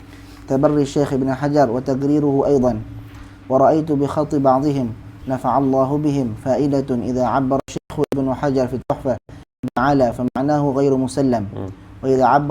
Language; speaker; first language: Arabic; non-native, fluent; Malay